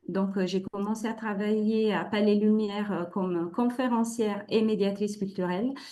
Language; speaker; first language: French; non-native, fluent; Italian